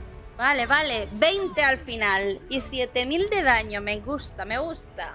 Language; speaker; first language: Spanish; native; Spanish